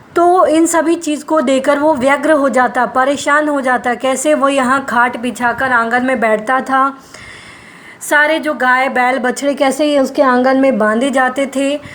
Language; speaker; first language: Hindi; non-native, local second language; Gujarati